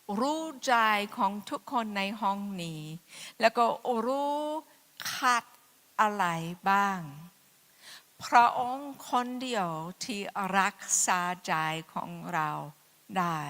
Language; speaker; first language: Thai; non-native, fluent; English